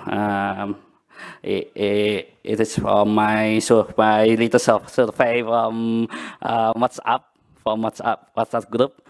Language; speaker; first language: English; non-native, learner; Banjar